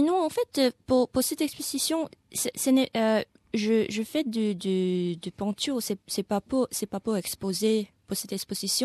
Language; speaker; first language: French; non-native, learner; Indonesian